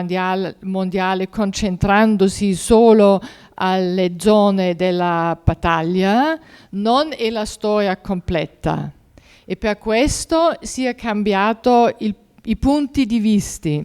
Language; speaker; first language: Italian; non-native, fluent; German